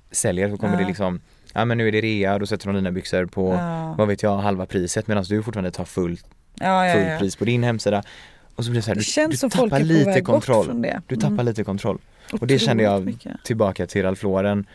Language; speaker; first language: Swedish; native; Swedish